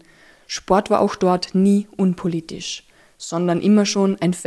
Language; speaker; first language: German; native; German